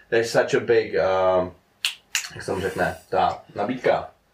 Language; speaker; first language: English; non-native, fluent; Czech